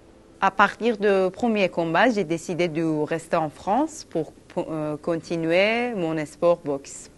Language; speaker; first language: French; non-native, fluent; Persian